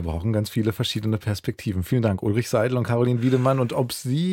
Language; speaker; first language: German; native; German